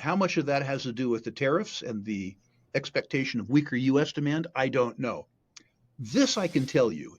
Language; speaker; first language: English; native; English